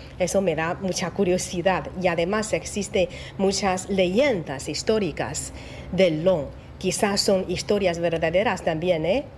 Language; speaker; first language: Spanish; non-native, fluent; Chinese